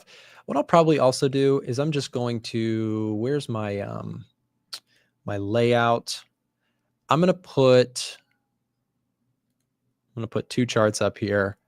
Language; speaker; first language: English; native; English